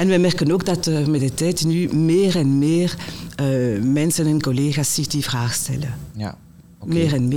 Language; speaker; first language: Dutch; non-native, local second language; French